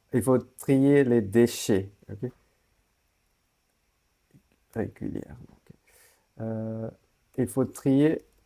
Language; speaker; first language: French; non-native, fluent; Sinhala